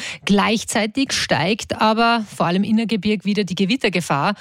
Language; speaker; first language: German; native; German